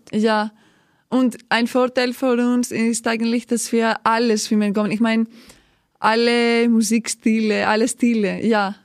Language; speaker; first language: German; non-native, fluent; Greek